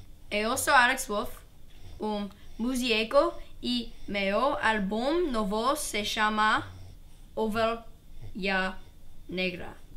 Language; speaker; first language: Portuguese; non-native, learner; English